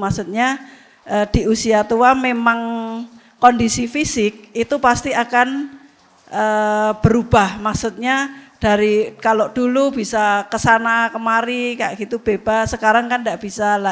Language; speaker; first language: Indonesian; non-native, local second language; Javanese